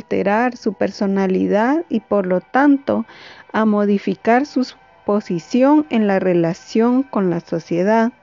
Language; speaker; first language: Spanish; native; Spanish